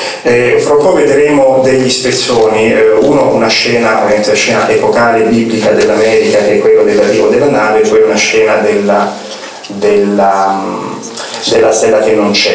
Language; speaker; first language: Italian; native; Italian